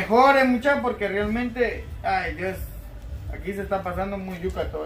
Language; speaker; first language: Spanish; native; Spanish